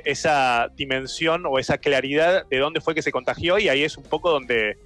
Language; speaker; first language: Spanish; native; Spanish